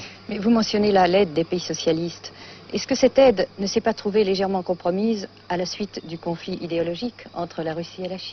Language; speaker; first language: French; native; French